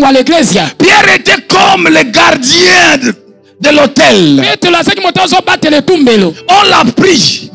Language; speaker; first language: French; non-native, local second language; Lingala